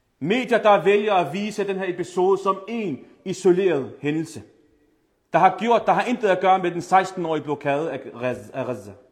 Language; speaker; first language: Danish; early bilingual, other home language; Arabic